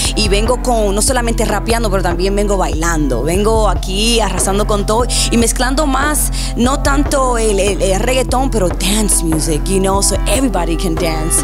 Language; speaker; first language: Spanish; early bilingual, heritage; Spanish